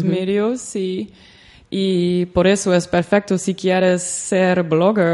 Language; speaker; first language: Spanish; non-native, learner; Dutch